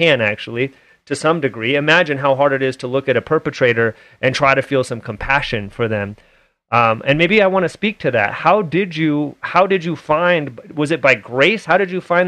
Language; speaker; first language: English; native; English